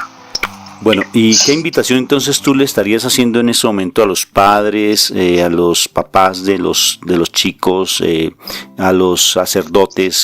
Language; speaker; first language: Spanish; native; Spanish